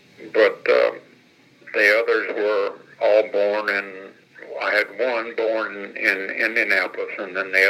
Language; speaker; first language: English; native; English